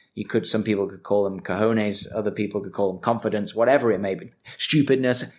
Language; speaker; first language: English; native; English